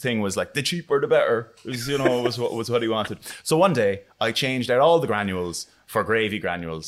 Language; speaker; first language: English; native; English